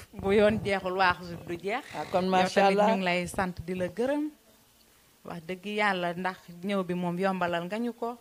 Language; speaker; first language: Wolof; native; Wolof